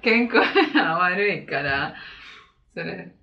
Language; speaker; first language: Japanese; non-native, fluent; Italian